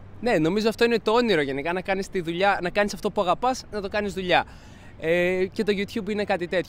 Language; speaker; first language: Greek; native; Greek